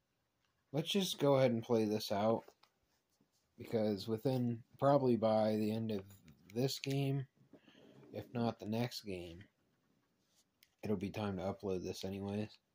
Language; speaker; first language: English; native; English